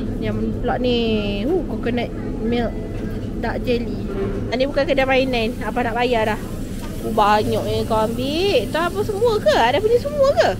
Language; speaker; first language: Malay; native; Malay